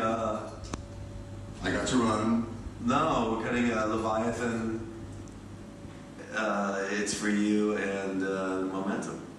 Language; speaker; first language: English; native; English